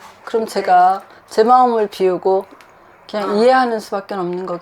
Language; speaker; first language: Korean; native; Korean